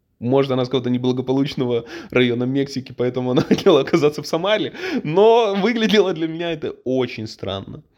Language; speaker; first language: Russian; native; Russian